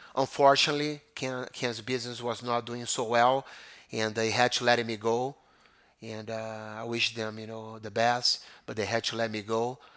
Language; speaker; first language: English; non-native, fluent; Portuguese